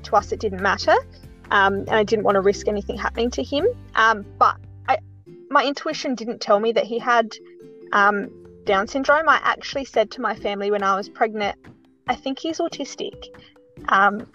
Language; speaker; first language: English; native; English